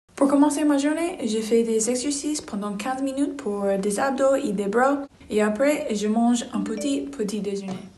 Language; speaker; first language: French; non-native, learner; English